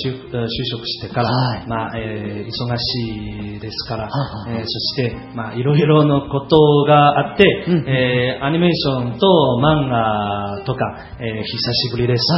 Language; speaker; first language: Japanese; non-native, fluent; Chinese